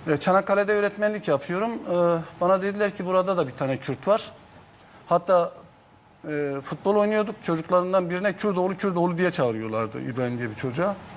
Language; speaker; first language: Turkish; non-native, local second language; Zaza